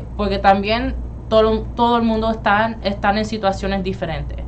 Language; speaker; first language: Spanish; early bilingual, heritage; Spanish